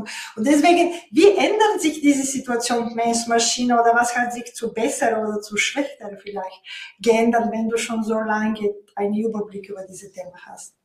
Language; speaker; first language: German; non-native, fluent; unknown